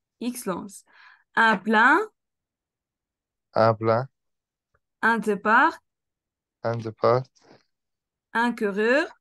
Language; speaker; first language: French; non-native, fluent; Arabic